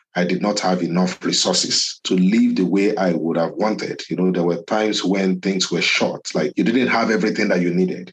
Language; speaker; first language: English; non-native, local second language; Yoruba